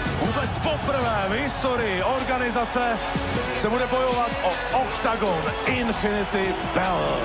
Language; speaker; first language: Czech; native; Czech